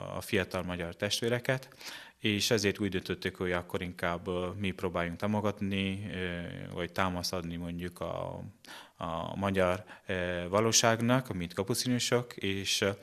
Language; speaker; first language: Hungarian; non-native, fluent; Italian